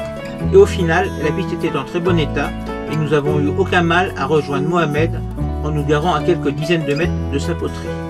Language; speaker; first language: French; native; French